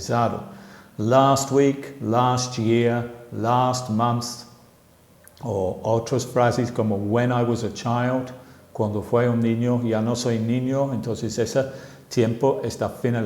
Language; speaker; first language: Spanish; non-native, fluent; English